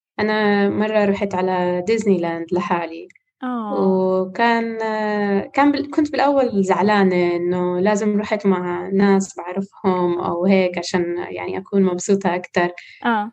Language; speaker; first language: Arabic; non-native, fluent; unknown